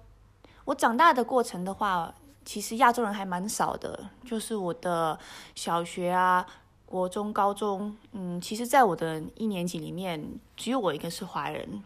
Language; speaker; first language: Chinese; early bilingual, heritage; Chinese